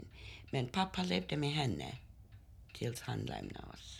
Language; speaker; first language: Swedish; early bilingual, heritage; Swedish